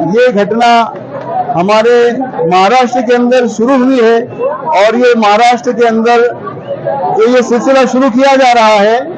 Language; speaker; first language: Urdu; native; Urdu